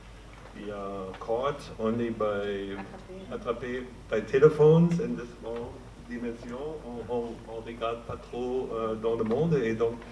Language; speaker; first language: French; non-native, fluent; German